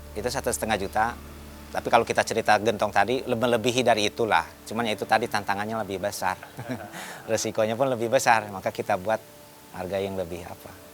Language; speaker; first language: Indonesian; non-native, local second language; Sundanese